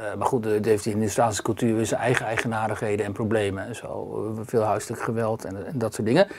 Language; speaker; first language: Dutch; native; Dutch